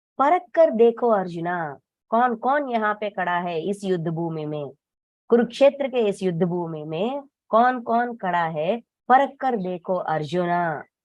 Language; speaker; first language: Hindi; non-native, local second language; Telugu